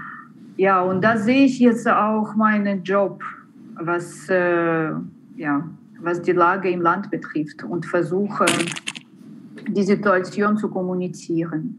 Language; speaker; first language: German; non-native, fluent; Ukrainian